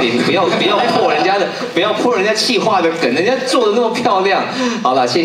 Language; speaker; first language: Chinese; native; Chinese